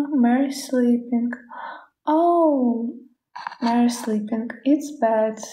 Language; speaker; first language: English; non-native, learner; Ukrainian